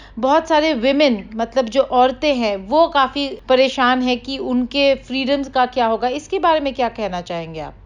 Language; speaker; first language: Urdu; native; Urdu